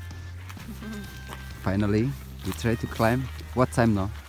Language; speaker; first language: English; non-native, learner; Indonesian